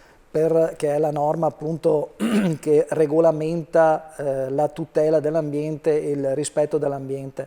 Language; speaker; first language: Italian; native; Italian